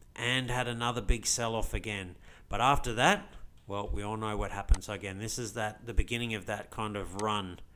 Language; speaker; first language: English; native; English